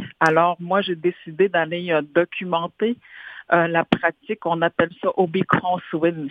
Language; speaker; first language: French; non-native, local second language; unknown